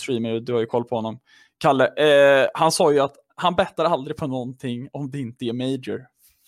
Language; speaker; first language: Swedish; native; Swedish